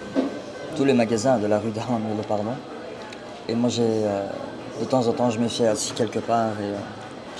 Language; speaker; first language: French; early bilingual, heritage; Turkish